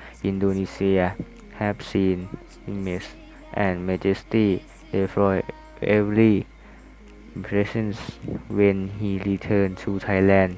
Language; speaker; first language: English; non-native, learner; Thai